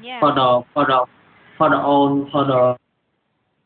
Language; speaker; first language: English; non-native, learner; Vietnamese